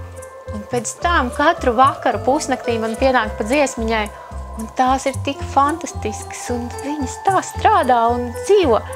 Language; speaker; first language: Latvian; native; Latvian